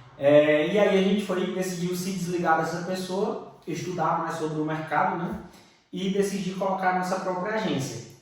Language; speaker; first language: Portuguese; native; Portuguese